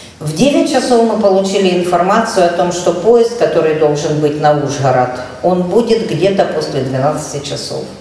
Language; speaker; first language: Russian; native; Russian